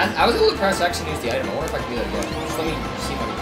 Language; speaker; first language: English; native; English